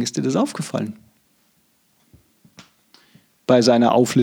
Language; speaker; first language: German; native; German